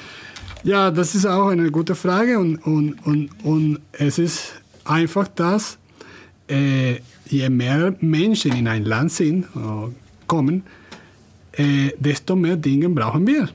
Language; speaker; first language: German; non-native, fluent; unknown